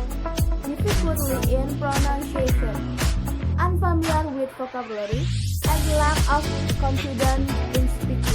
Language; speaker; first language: English; non-native, learner; Indonesian